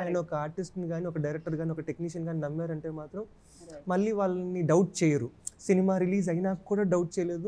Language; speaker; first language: Telugu; native; Telugu